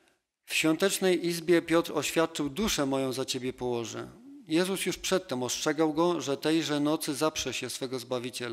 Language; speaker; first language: Polish; native; Polish